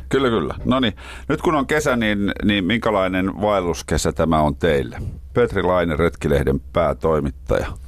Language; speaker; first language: Finnish; native; Finnish